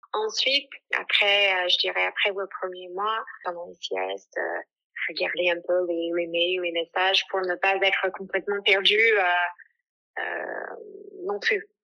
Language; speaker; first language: French; non-native, fluent; English